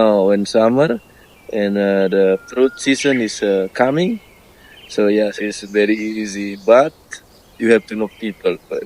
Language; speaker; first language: English; non-native, learner; Indonesian